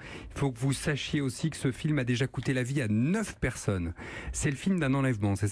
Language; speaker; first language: French; native; French